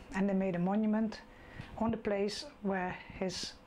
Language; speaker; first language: English; non-native, fluent; Dutch